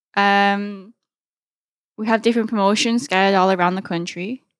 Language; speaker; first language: English; native; English